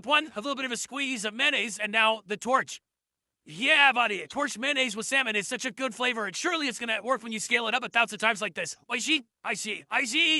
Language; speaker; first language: English; native; English